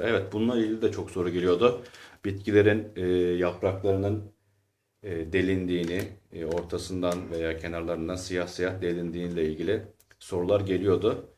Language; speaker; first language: Turkish; native; Turkish